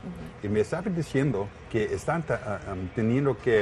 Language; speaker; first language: Spanish; non-native, learner; English